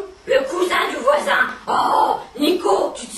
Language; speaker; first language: French; native; French